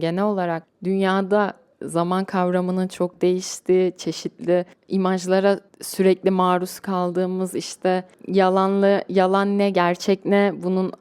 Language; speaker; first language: Turkish; native; Turkish